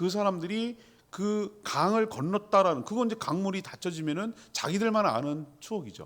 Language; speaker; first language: Korean; native; Korean